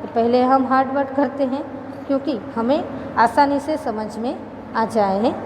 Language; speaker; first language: Hindi; non-native, local second language; Gujarati